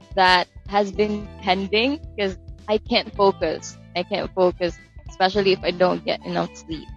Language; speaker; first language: English; non-native, local second language; Filipino